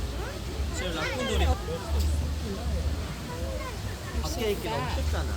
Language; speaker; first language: Korean; non-native, learner; English